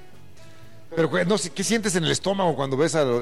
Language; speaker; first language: Spanish; native; Spanish